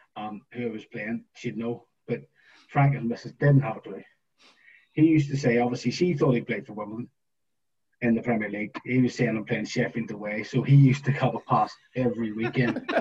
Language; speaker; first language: English; native; English